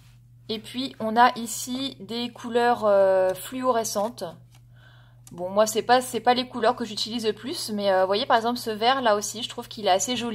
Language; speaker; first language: French; native; French